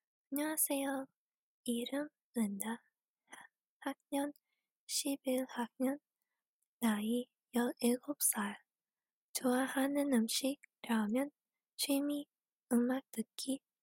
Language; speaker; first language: Korean; non-native, learner; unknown